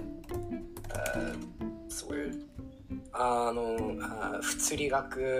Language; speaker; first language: Japanese; non-native, learner; English